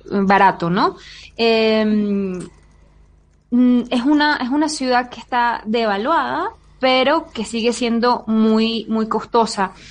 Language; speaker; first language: Spanish; native; Spanish